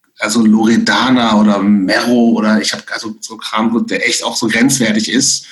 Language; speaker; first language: German; native; German